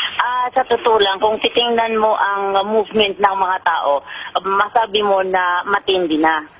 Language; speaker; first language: Filipino; non-native, local second language; Maranao